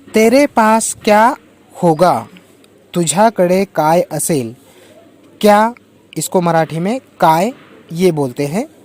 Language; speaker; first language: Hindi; non-native, local second language; Marathi